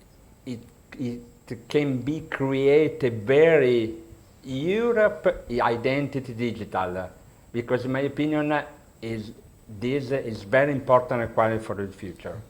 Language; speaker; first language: English; non-native, learner; Italian